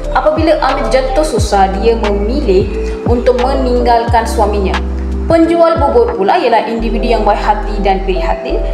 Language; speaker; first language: Malay; non-native, local second language; Tamil